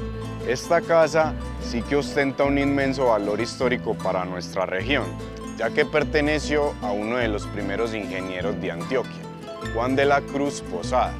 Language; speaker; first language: Spanish; native; Spanish